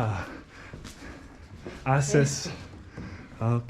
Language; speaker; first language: Spanish; non-native, learner; English